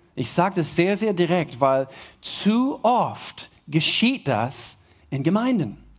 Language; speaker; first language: German; non-native, fluent; English